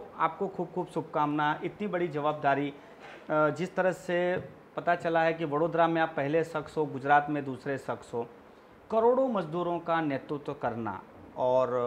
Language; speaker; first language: Hindi; non-native, local second language; Gujarati